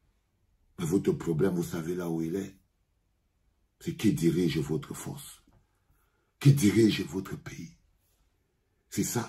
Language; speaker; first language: French; native; French